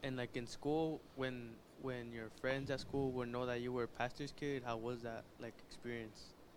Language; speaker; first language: English; early bilingual, other home language; Spanish